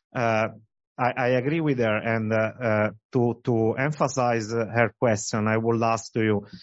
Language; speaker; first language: English; non-native, fluent; Italian